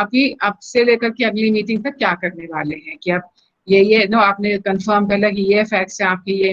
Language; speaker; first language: Hindi; native; Hindi